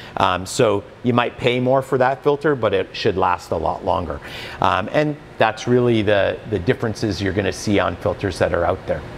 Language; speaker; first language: English; native; English